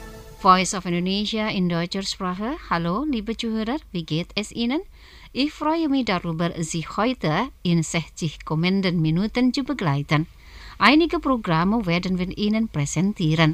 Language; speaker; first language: German; non-native, fluent; Indonesian